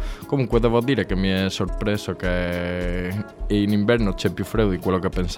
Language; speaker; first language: Italian; non-native, learner; Spanish